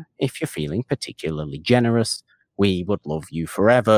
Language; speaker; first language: English; native; English